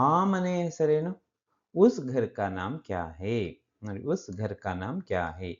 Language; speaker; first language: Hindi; non-native, local second language; Kannada